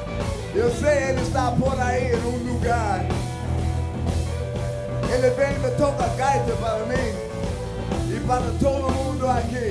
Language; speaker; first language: Portuguese; non-native, fluent; English